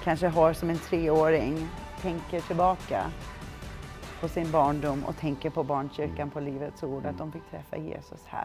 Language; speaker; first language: Swedish; non-native, fluent; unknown